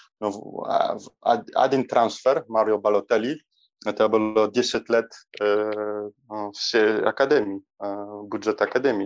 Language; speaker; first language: Russian; non-native, learner; Polish